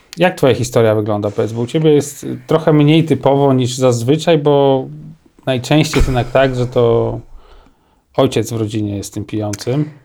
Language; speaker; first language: Polish; native; Polish